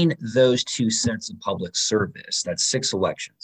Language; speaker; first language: English; native; English